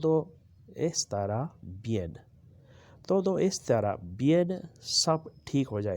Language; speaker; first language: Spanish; non-native, learner; Urdu